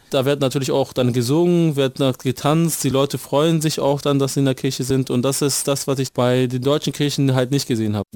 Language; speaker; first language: German; early bilingual, other home language; Akan